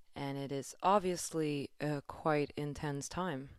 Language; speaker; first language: English; non-native, fluent; Swedish